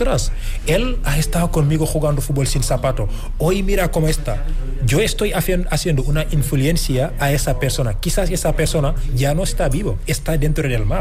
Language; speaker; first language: Spanish; non-native, fluent; Wolof